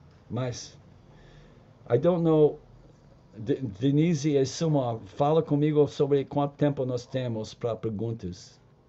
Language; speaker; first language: Portuguese; non-native, learner; English